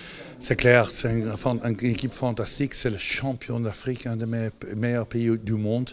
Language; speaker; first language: French; non-native, local second language; Dutch